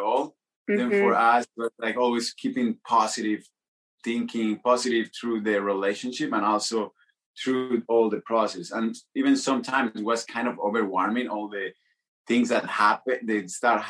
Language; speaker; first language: English; non-native, fluent; Spanish